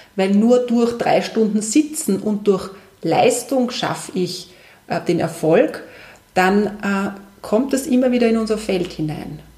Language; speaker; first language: German; native; German